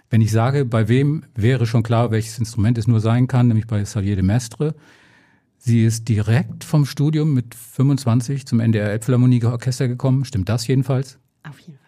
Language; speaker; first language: German; native; German